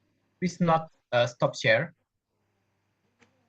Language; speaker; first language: English; non-native, fluent; Indonesian